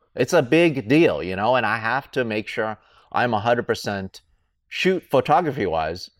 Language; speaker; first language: English; native; English